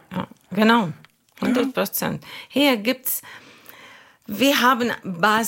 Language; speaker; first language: German; non-native, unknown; Arabic